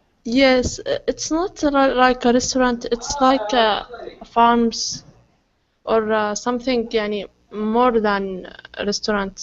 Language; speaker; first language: English; non-native, learner; Arabic